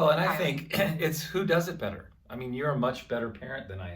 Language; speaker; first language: English; native; English